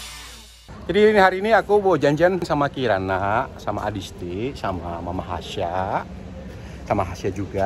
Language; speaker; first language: Indonesian; native; Indonesian